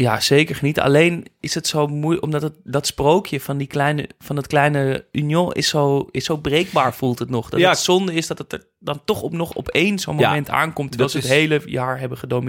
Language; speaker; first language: Dutch; native; Dutch